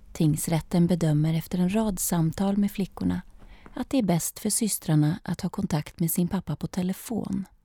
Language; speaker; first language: Swedish; native; Swedish